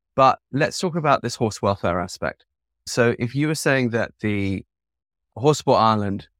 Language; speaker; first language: English; native; English